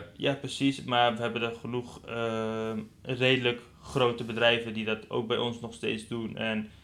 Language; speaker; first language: Dutch; non-native, fluent; Persian